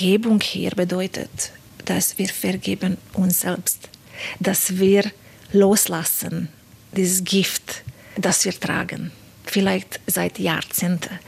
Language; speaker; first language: German; non-native, fluent; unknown